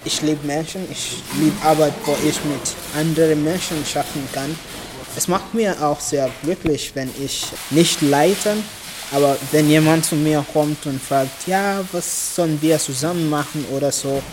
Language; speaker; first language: German; non-native, learner; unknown